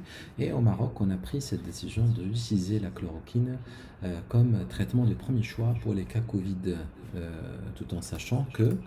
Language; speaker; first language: French; non-native, local second language; Arabic